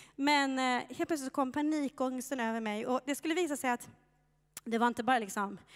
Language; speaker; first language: Swedish; native; Swedish